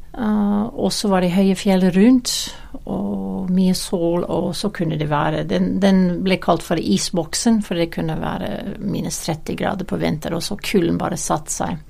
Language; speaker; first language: Norwegian; non-native, fluent; English